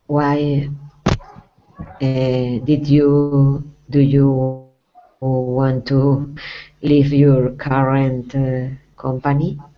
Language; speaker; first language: English; non-native, learner; Spanish